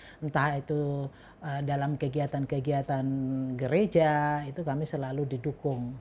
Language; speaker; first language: Indonesian; native; Indonesian